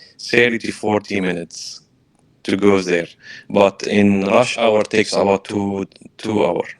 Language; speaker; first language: English; non-native, learner; Arabic